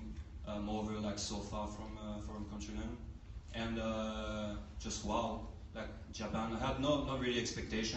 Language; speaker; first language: English; non-native, learner; French